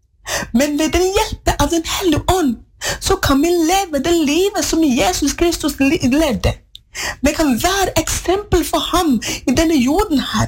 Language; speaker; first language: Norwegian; non-native, fluent; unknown